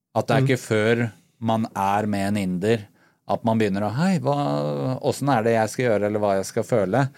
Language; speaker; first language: Norwegian; native; Norwegian